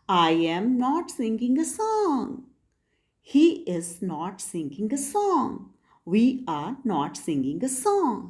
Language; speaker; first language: English; non-native, local second language; Punjabi